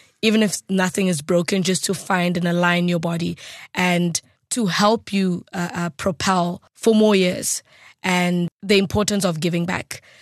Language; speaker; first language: English; non-native, local second language; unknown